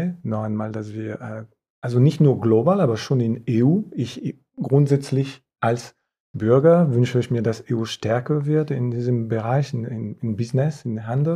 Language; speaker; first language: German; non-native, fluent; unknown